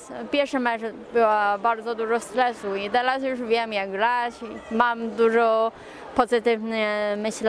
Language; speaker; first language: Polish; non-native, learner; Chinese